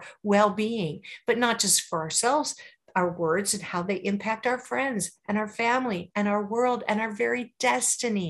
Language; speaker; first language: English; native; English